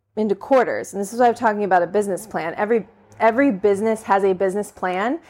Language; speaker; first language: English; native; English